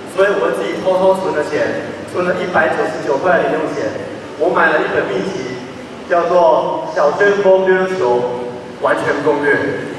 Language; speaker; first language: Chinese; native; Chinese